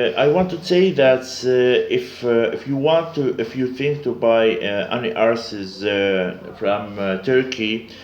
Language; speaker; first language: English; non-native, learner; Arabic